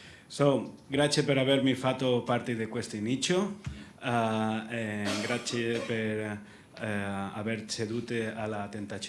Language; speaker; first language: Italian; non-native, learner; Spanish